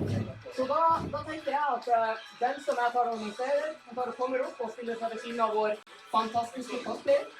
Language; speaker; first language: Norwegian; native; Norwegian